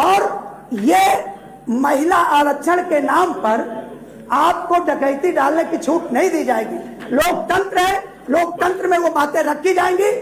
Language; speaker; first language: Hindi; native; Hindi